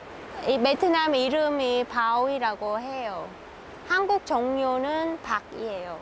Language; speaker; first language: Korean; non-native, learner; Vietnamese